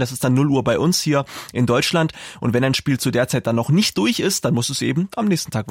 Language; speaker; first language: German; native; German